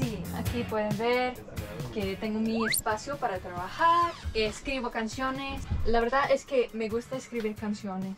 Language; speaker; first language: Spanish; non-native, fluent; English